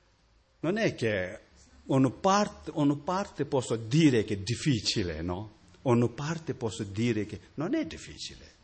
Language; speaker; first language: Italian; non-native, learner; Tibetan